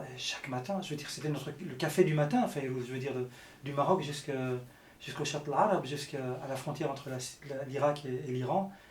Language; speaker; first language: French; early bilingual, other home language; Arabic